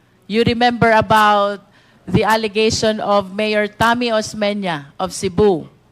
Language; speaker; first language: English; non-native, local second language; Filipino